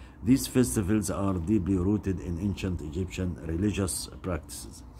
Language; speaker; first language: English; non-native, fluent; Arabic